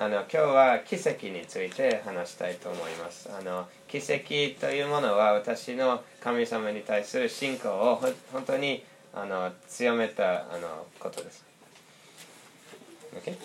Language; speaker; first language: Japanese; non-native, fluent; English